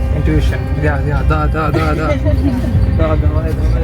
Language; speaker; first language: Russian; non-native, learner; Hindi